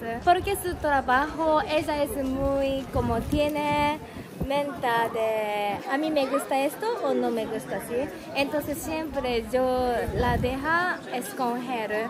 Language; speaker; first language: Spanish; non-native, fluent; Japanese